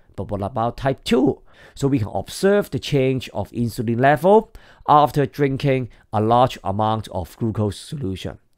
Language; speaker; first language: English; non-native, local second language; Cantonese